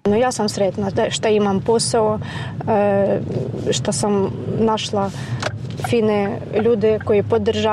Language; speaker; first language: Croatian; non-native, fluent; Ukrainian